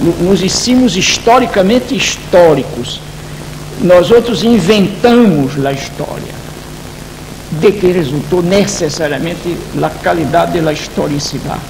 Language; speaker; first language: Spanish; non-native, fluent; Portuguese